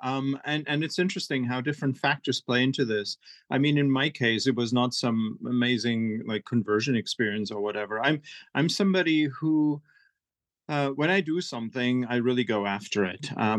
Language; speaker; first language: English; non-native, fluent; German